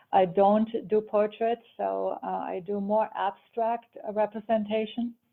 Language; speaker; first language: English; early bilingual, other home language; German